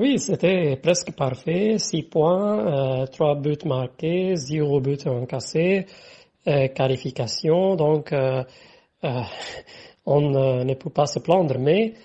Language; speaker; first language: French; non-native, fluent; Arabic